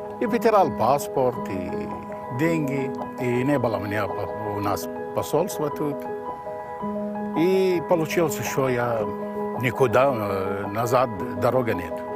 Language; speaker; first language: Ukrainian; non-native, learner; Arabic